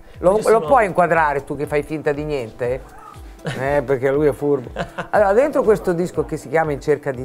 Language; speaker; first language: Italian; native; Italian